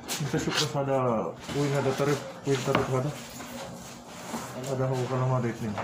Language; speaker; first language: Arabic; non-native, learner; Filipino